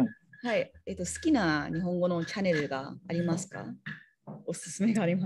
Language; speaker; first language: Japanese; non-native, learner; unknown